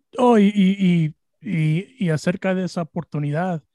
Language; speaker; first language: Spanish; early bilingual, heritage; Spanish